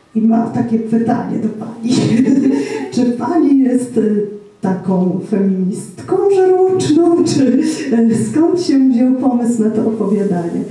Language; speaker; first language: Polish; native; Polish